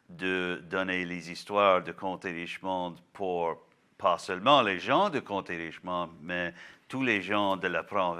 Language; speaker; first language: French; non-native, local second language; English